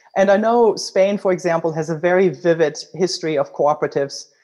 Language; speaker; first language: English; non-native, fluent; German